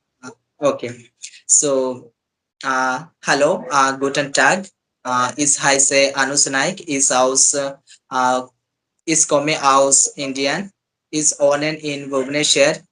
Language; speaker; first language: German; non-native, learner; Odia